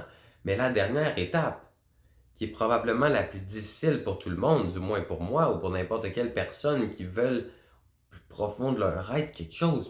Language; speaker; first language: French; native; French